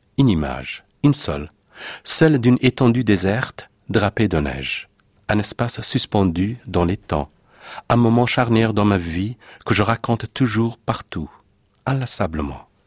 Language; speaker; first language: French; non-native, fluent; Persian